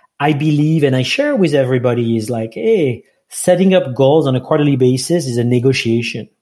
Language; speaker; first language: English; non-native, fluent; French